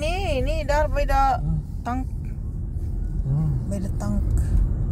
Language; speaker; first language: Dutch; non-native, learner; Filipino